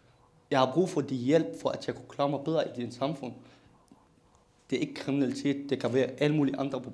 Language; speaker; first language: Danish; non-native, local second language; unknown